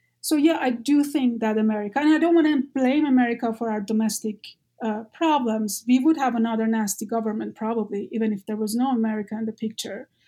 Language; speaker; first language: English; non-native, fluent; Persian